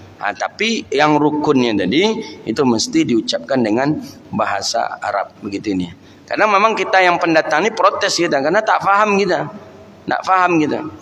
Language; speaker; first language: Malay; non-native, local second language; Minangkabau